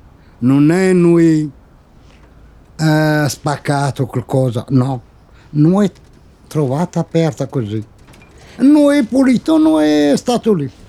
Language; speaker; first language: Italian; non-native, learner; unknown